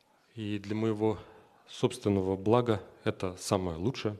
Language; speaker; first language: Russian; native; Russian